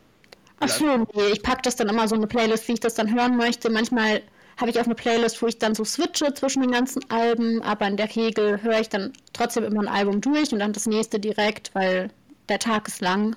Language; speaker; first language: German; native; German